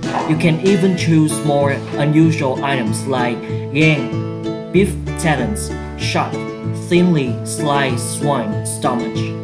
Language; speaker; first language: English; non-native, learner; Vietnamese